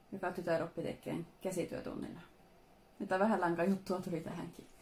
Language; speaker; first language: Finnish; early bilingual, heritage; Finnish